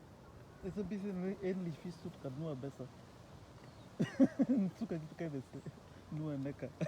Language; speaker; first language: German; non-native, learner; Swahili